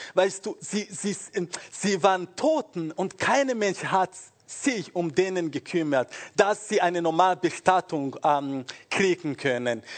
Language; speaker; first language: German; non-native, fluent; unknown